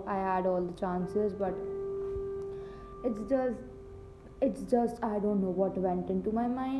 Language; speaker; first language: English; non-native, local second language; Punjabi